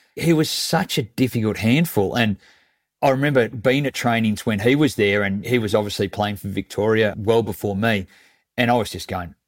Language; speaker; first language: English; native; English